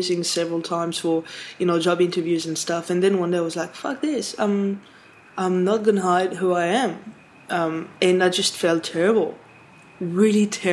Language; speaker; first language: English; non-native, fluent; French